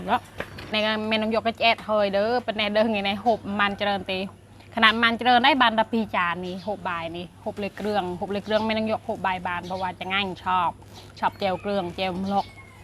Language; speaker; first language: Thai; non-native, local second language; Northern Khmer